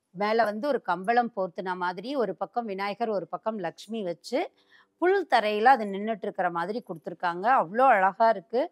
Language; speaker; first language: Tamil; native; Tamil